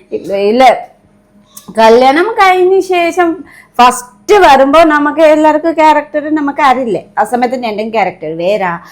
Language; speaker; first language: Malayalam; non-native, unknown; Nepali